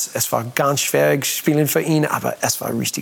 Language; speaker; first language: German; non-native, learner; English